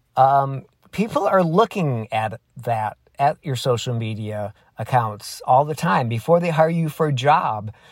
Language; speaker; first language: English; native; English